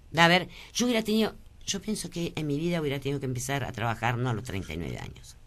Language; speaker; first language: Spanish; early bilingual, other home language; French